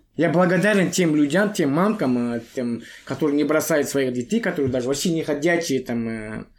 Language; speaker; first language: Russian; non-native, local second language; Kazakh